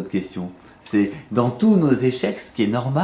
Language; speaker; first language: French; native; French